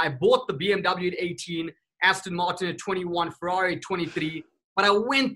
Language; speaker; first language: English; native; English